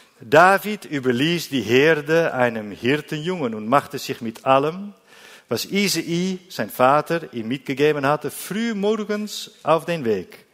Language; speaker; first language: German; non-native, learner; Dutch